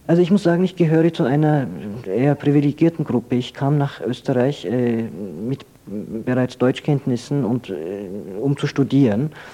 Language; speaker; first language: German; non-native, fluent; Turkish